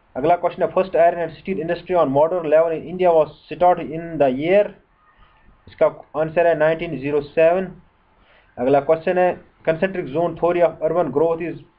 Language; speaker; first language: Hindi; non-native, local second language; Kashmiri